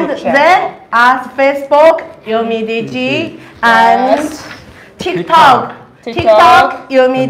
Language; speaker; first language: English; non-native, learner; Chinese